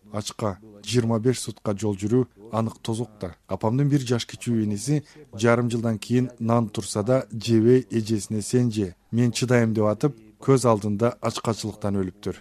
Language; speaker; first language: Kyrgyz; non-native, local second language; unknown